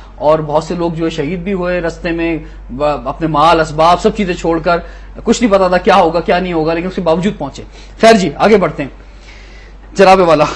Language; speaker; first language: Urdu; native; Urdu